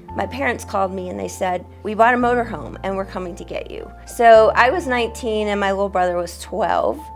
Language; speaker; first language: English; native; English